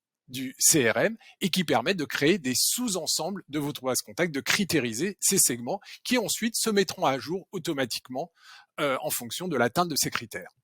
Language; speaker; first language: French; native; French